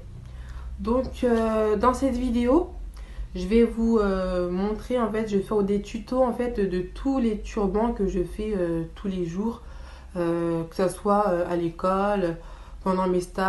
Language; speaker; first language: French; early bilingual, other home language; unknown